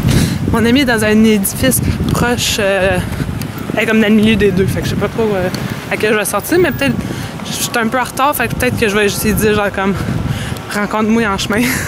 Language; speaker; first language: French; native; French